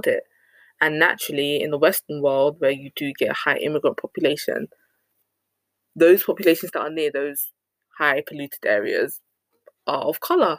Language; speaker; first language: English; native; English